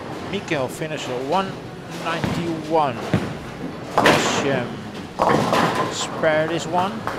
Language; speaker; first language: English; non-native, fluent; Dutch